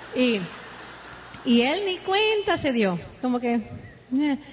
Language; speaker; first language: Spanish; early bilingual, heritage; Spanish